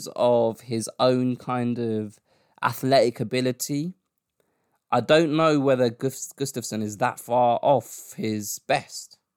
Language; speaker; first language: English; native; English